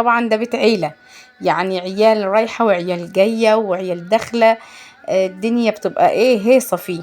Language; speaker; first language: Arabic; native; Arabic